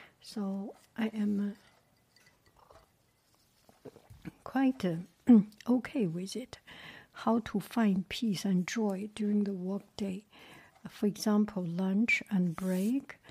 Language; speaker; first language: English; non-native, fluent; Chinese